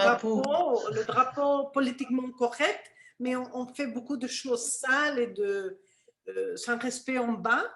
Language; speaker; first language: French; non-native, fluent; Spanish